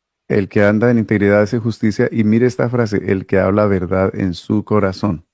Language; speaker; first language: Spanish; native; Spanish